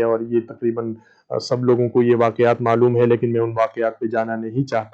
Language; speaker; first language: Urdu; native; Urdu